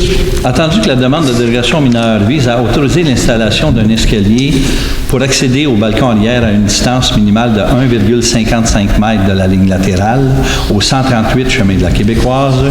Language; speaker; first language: French; native; French